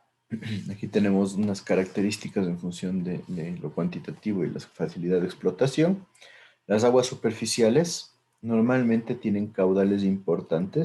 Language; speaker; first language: Spanish; native; Spanish